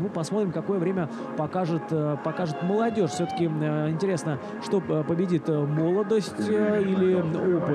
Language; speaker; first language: Russian; native; Russian